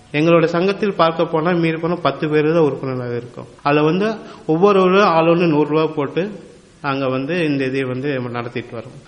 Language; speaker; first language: Tamil; native; Tamil